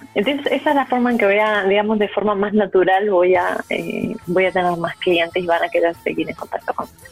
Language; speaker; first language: Spanish; native; Spanish